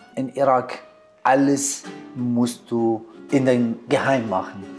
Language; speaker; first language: German; non-native, learner; Arabic